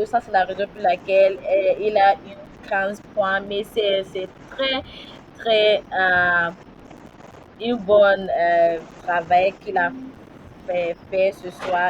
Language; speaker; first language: French; non-native, learner; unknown